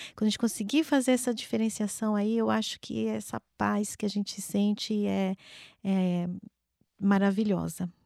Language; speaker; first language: Portuguese; native; Portuguese